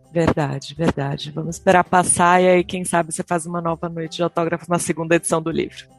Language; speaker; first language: Portuguese; native; Portuguese